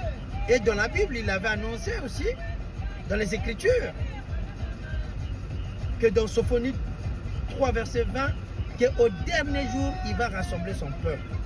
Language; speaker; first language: French; non-native, local second language; Kongo